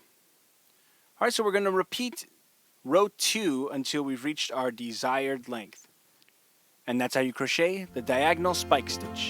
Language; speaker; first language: English; native; English